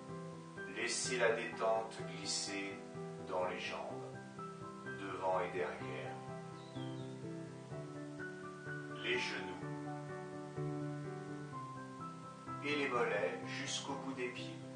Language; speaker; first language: French; native; French